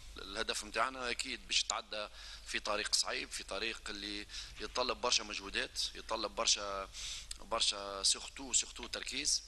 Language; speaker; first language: Arabic; native; Arabic